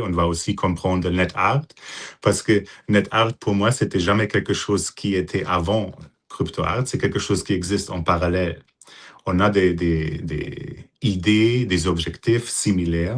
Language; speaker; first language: French; non-native, fluent; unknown